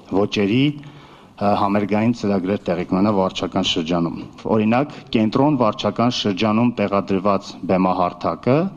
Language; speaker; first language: Armenian; native; Armenian